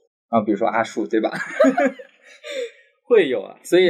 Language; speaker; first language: Chinese; native; Chinese